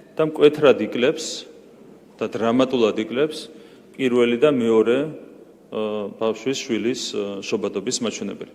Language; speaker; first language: Georgian; native; Georgian